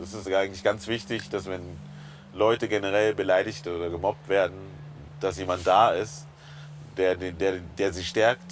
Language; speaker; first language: German; early bilingual, other home language; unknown